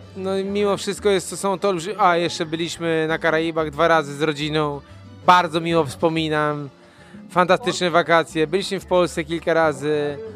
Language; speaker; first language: Polish; native; Polish